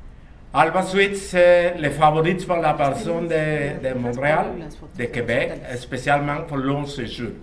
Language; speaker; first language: French; non-native, learner; Spanish